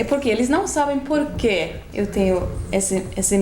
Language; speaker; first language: Portuguese; non-native, fluent; Swedish